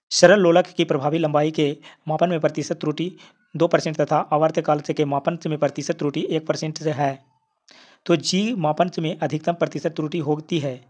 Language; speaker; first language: Hindi; native; Hindi